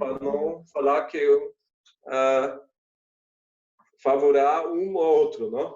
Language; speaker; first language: Portuguese; non-native, fluent; German